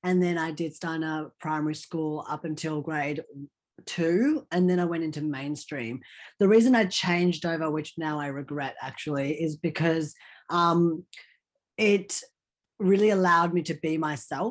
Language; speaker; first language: English; early bilingual, other home language; Hindi